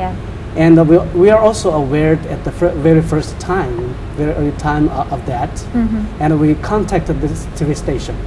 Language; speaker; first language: English; non-native, fluent; Chinese